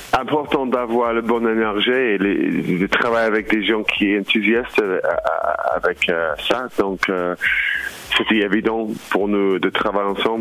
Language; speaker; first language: French; non-native, learner; English